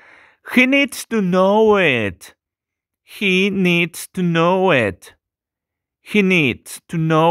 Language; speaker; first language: English; non-native, fluent; Spanish